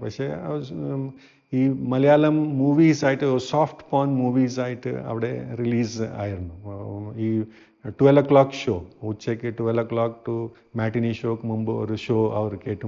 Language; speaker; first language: Malayalam; non-native, fluent; Hindi